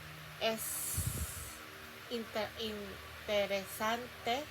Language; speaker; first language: Spanish; non-native, learner; Filipino